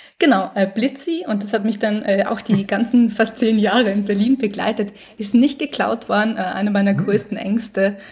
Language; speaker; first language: German; native; German